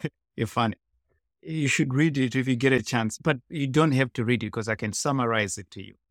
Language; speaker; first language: English; non-native, local second language; Shona